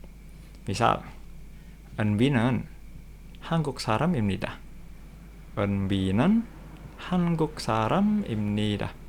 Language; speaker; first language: Korean; non-native, fluent; Indonesian